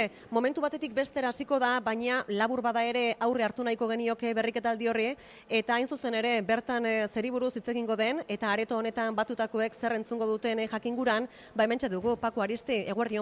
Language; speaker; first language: Basque; native; Basque